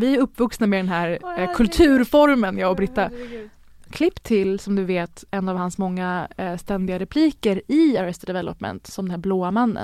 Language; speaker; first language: Swedish; native; Swedish